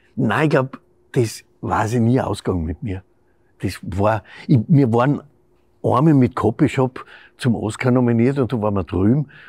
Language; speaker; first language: German; native; German